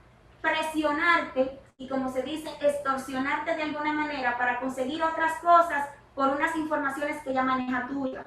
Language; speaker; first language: Spanish; native; Spanish